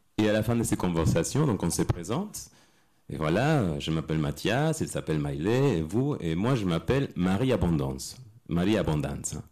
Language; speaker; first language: French; non-native, fluent; Spanish